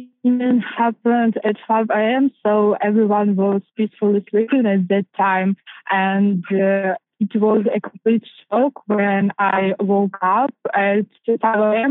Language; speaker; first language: English; non-native, fluent; Ukrainian